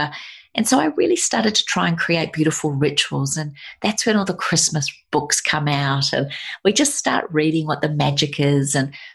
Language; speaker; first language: English; native; English